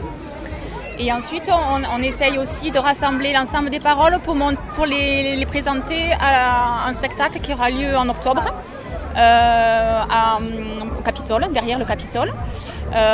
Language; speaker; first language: French; native; French